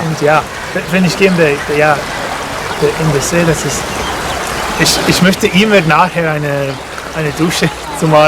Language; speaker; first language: German; non-native, learner; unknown